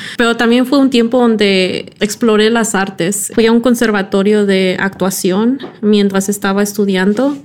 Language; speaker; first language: Spanish; early bilingual, heritage; Spanish